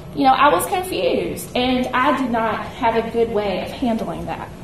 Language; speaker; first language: English; native; English